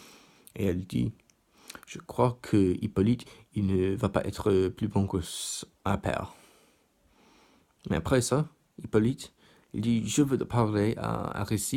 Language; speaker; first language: French; non-native, learner; English